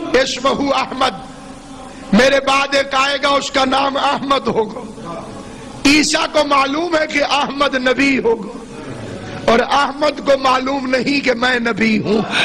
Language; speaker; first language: Urdu; non-native, local second language; Saraiki